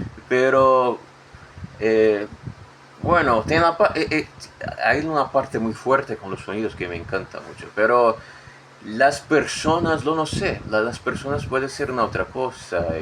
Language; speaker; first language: Spanish; non-native, fluent; Portuguese